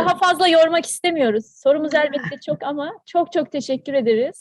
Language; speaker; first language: Turkish; native; Turkish